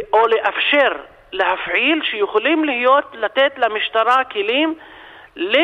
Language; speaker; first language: Hebrew; non-native, local second language; Arabic